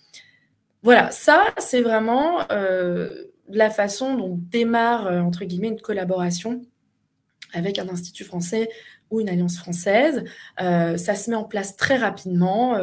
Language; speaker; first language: French; native; French